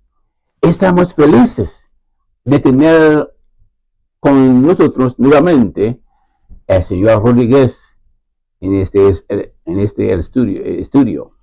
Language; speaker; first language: Spanish; non-native, learner; Haitian Creole